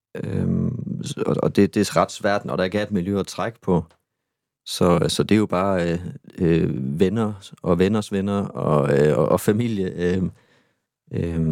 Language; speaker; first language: Danish; native; Danish